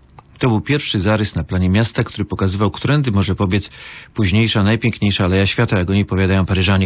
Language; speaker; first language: Polish; native; Polish